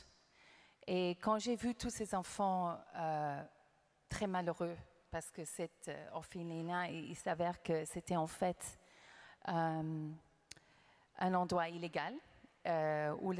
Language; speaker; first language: French; non-native, fluent; English